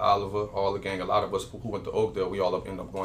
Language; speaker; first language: English; native; English